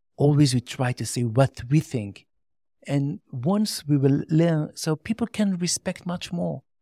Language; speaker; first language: English; non-native, learner; Yiddish